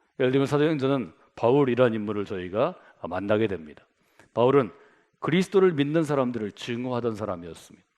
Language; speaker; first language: Korean; native; Korean